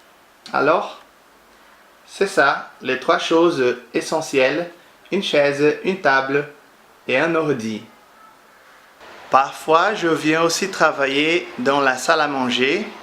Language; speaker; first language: French; non-native, fluent; Portuguese